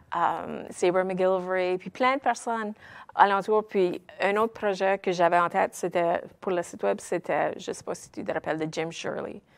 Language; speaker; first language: French; native; French